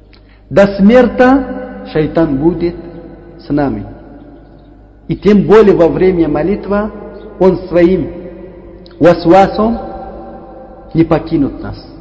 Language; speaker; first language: Russian; non-native, learner; Uzbek